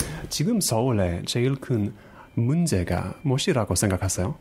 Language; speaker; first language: Korean; non-native, fluent; English